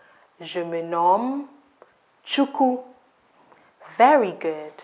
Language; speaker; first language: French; non-native, fluent; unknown